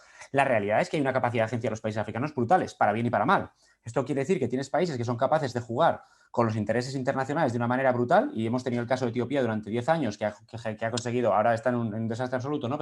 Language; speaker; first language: Spanish; native; Spanish